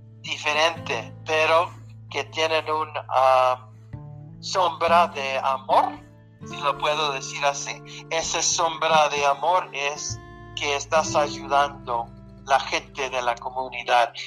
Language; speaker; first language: Spanish; early bilingual, heritage; Spanish